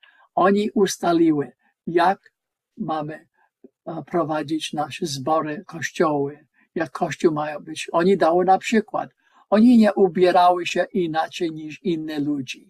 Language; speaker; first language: Polish; non-native, learner; English